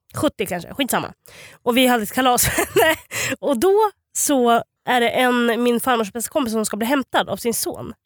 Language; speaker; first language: Swedish; native; Swedish